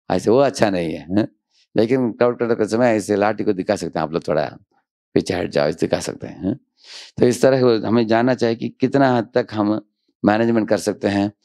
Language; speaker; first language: Hindi; non-native, local second language; Telugu